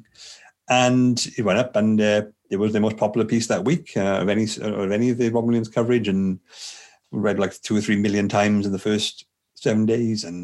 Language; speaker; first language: English; native; English